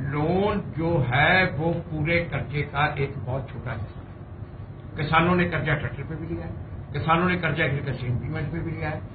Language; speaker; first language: Hindi; non-native, local second language; Punjabi